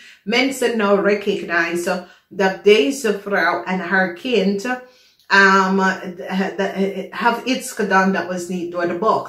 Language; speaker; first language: Dutch; non-native, learner; English